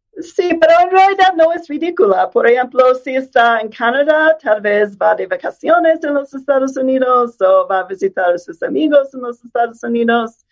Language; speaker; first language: Spanish; non-native, fluent; English